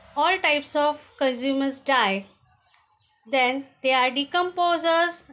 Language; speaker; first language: English; non-native, local second language; Marathi